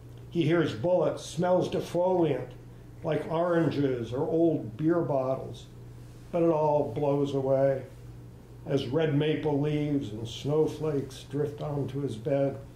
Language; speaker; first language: English; native; English